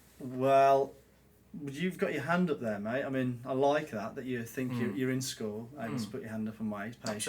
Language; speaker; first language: English; native; English